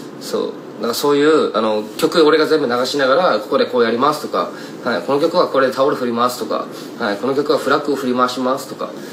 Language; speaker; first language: Japanese; native; Japanese